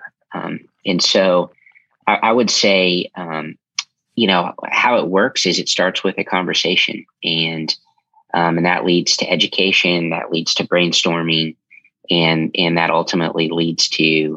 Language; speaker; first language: English; native; English